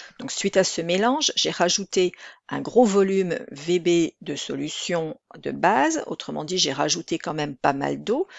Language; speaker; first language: French; native; French